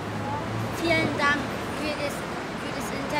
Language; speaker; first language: German; non-native, local second language; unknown